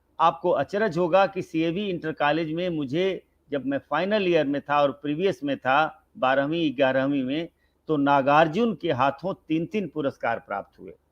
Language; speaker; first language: Hindi; non-native, local second language; Bhojpuri